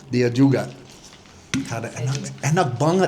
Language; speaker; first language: Indonesian; non-native, fluent; English